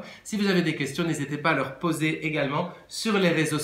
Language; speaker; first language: French; native; French